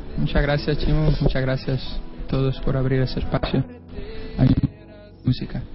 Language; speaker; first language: Spanish; non-native, fluent; Portuguese